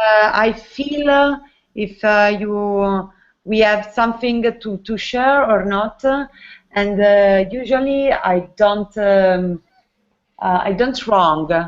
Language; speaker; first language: English; non-native, learner; Italian